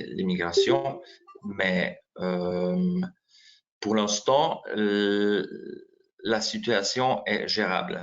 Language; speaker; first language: French; non-native, fluent; Slovenian